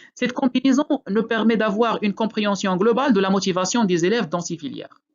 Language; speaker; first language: French; non-native, local second language; Arabic